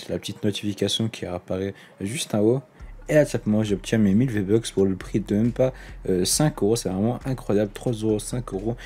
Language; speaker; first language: French; native; French